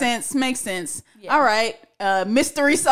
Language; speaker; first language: English; native; English